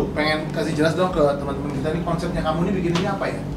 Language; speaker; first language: Indonesian; native; Indonesian